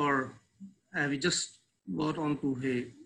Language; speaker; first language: English; non-native, local second language; Urdu